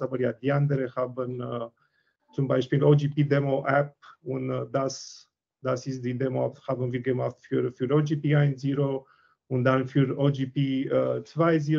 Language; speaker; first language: German; non-native, learner; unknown